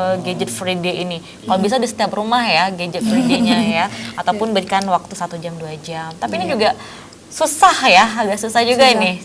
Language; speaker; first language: Indonesian; native; Indonesian